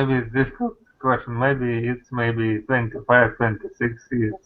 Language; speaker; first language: English; non-native, learner; Russian